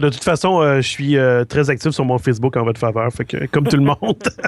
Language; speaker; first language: French; native; French